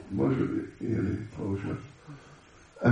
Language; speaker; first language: Russian; non-native, learner; English